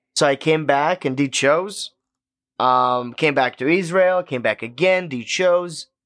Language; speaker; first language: English; non-native, fluent; Hebrew